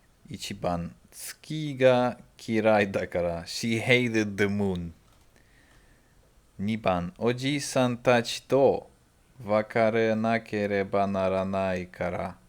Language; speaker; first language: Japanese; non-native, learner; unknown